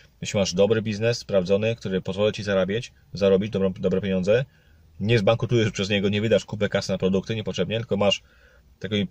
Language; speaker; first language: Polish; native; Polish